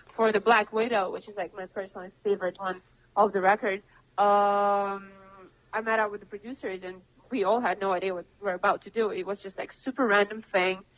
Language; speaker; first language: English; non-native, fluent; Russian